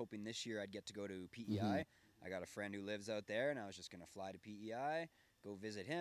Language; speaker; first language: English; native; English